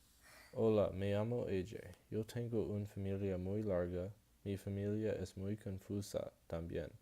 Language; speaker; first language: Spanish; non-native, learner; English